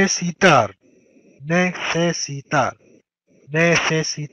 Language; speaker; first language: Spanish; non-native, fluent; Arabic